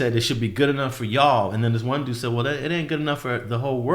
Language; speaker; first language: English; native; English